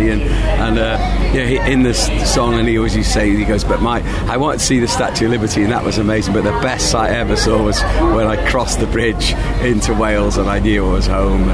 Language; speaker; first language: English; native; English